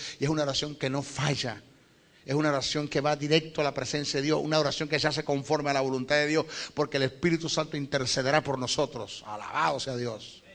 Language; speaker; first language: Spanish; native; Spanish